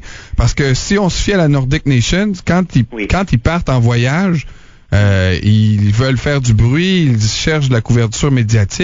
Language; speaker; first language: French; native; French